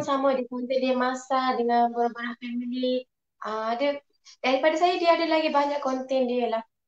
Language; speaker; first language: Malay; non-native, local second language; Tamil